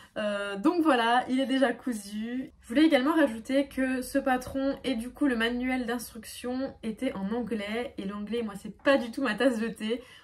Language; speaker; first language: French; native; French